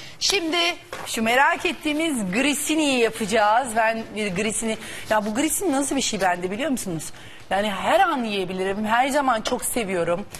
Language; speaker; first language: Turkish; native; Turkish